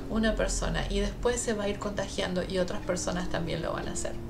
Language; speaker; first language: Spanish; native; Spanish